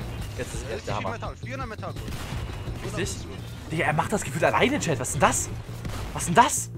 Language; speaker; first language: German; native; German